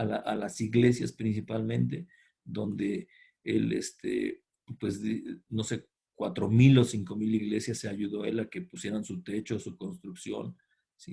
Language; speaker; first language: Spanish; native; Spanish